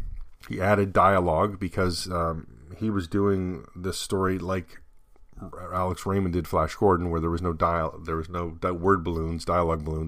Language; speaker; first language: English; native; English